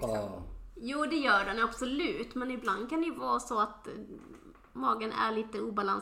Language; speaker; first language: Swedish; native; Swedish